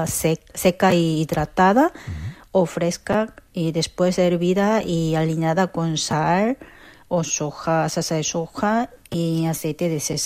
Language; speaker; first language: Spanish; non-native, fluent; Korean